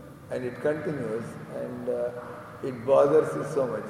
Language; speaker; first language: English; non-native, local second language; Telugu